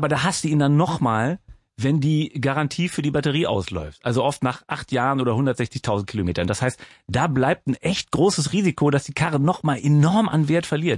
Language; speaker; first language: German; native; German